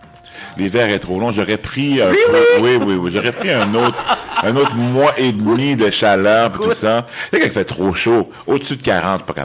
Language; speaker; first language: French; native; French